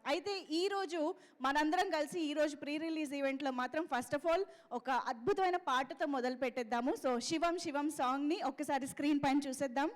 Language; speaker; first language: Telugu; native; Telugu